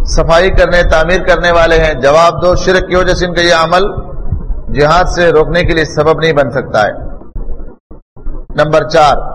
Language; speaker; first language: Urdu; non-native, local second language; Pashto